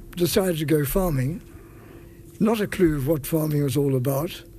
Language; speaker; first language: English; native; English